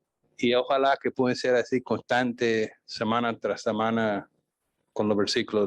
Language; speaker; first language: Spanish; non-native, fluent; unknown